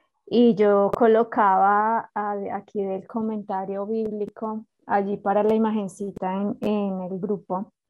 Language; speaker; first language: Spanish; native; Spanish